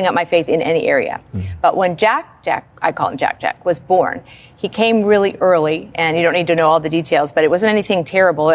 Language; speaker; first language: English; native; English